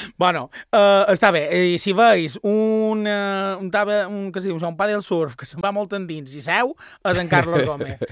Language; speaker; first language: Catalan; native; Catalan